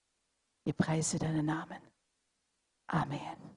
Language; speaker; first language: German; non-native, fluent; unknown